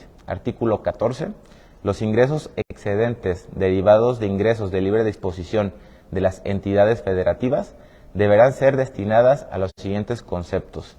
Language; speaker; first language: Spanish; native; Spanish